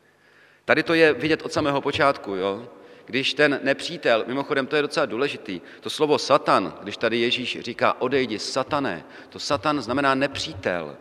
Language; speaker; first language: Czech; native; Czech